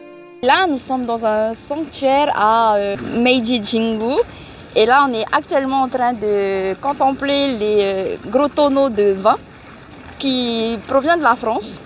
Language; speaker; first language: French; native; French